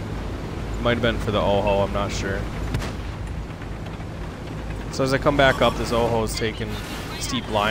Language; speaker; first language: English; native; English